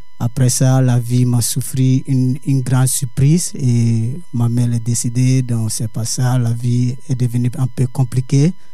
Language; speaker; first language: French; non-native, learner; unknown